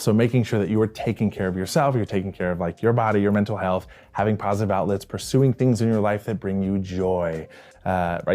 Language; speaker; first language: English; native; English